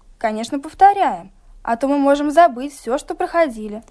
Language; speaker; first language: Russian; native; Russian